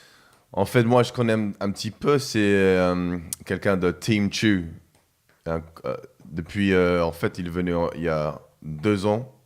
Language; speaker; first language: French; non-native, fluent; English